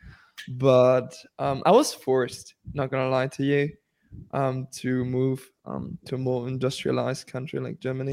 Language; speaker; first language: English; non-native, fluent; Spanish